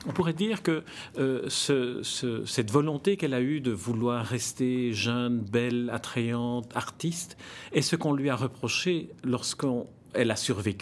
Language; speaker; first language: French; native; French